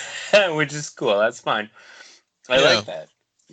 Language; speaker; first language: English; native; English